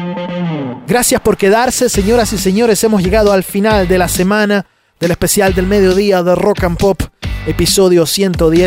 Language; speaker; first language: Spanish; native; Spanish